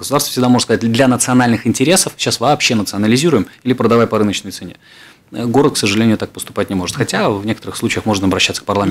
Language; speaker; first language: Russian; native; Russian